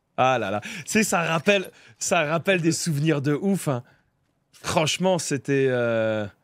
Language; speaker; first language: French; native; French